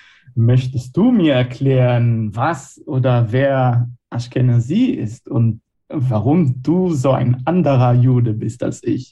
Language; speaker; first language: German; non-native, fluent; Hebrew